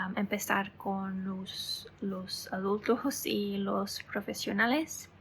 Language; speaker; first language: Spanish; non-native, fluent; English